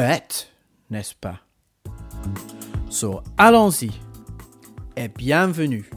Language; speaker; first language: French; non-native, fluent; English